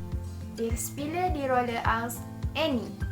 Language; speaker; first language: German; non-native, learner; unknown